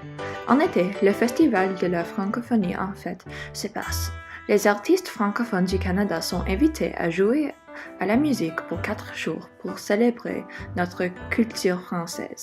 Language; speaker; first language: French; non-native, local second language; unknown